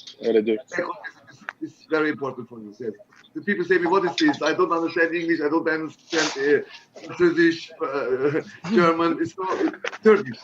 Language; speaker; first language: English; non-native, learner; Turkish